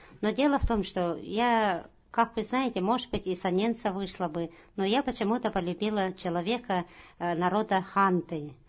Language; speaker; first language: Russian; non-native, local second language; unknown